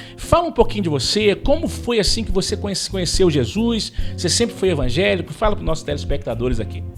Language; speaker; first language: Portuguese; native; Portuguese